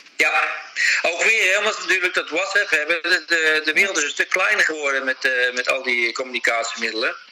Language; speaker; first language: Dutch; native; Dutch